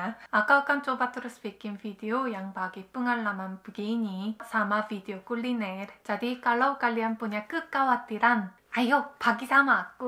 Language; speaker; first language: Indonesian; non-native, learner; Korean